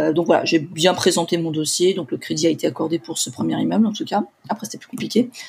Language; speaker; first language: French; native; French